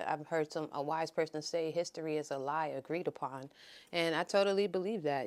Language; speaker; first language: English; native; English